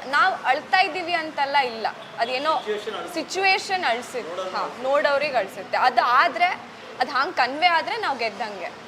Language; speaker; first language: Kannada; native; Kannada